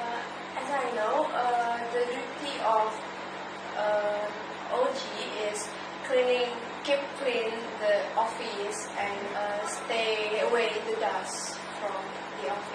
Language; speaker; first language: English; non-native, learner; Indonesian